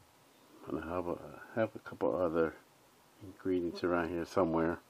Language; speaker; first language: English; native; English